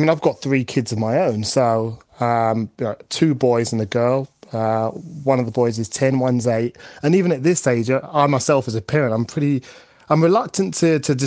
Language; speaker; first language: English; native; English